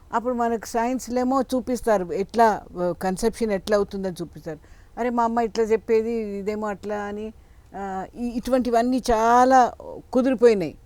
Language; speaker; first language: Telugu; non-native, local second language; Tamil